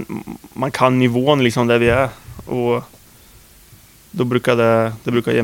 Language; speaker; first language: Swedish; native; Swedish